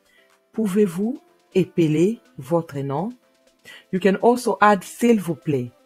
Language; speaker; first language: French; non-native, fluent; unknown